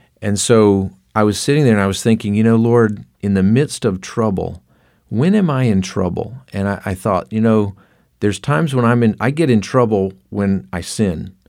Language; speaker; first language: English; native; English